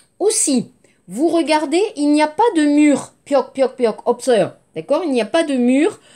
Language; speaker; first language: French; native; French